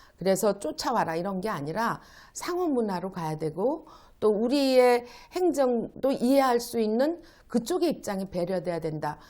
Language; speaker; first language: Korean; native; Korean